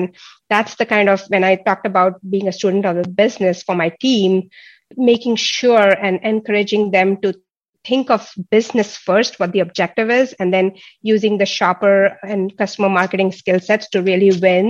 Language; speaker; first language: English; non-native, local second language; Hindi